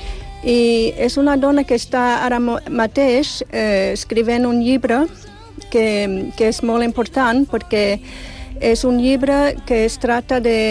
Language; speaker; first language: Catalan; non-native, fluent; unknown